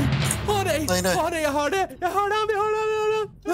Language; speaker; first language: Swedish; native; Swedish